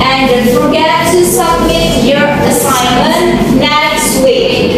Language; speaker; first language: English; non-native, fluent; Indonesian